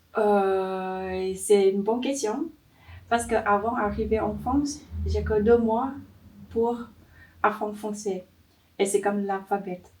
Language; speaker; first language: French; non-native, learner; Vietnamese